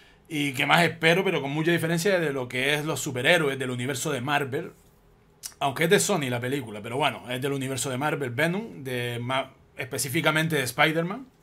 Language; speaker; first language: Spanish; native; Spanish